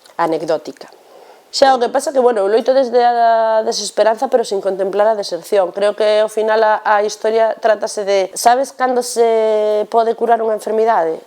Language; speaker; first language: Galician; non-native, local second language; Spanish